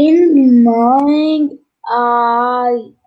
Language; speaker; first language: English; non-native, learner; Turkish